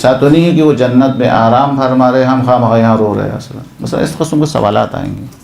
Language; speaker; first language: Urdu; non-native, local second language; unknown